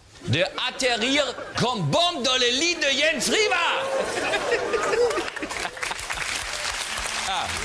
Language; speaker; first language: French; non-native, learner; German